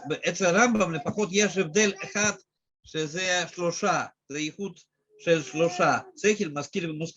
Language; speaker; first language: Hebrew; non-native, fluent; Russian